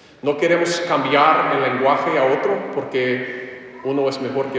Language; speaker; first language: Spanish; non-native, fluent; English